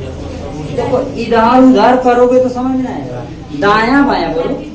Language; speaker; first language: Hindi; native; Hindi